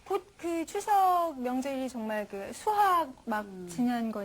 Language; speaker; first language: Korean; native; Korean